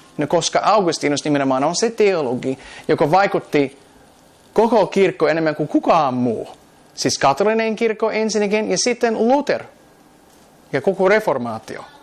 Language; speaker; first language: Finnish; non-native, fluent; English